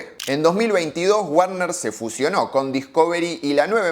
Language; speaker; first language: Spanish; native; Spanish